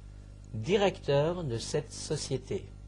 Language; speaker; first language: French; non-native, fluent; Chinese